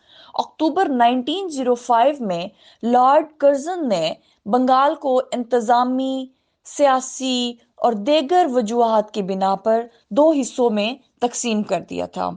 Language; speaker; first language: Urdu; native; Urdu